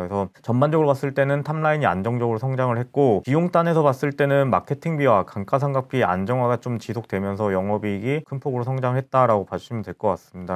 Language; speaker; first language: Korean; native; Korean